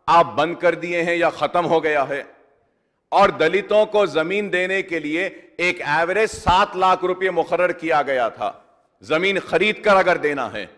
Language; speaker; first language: Urdu; native; Urdu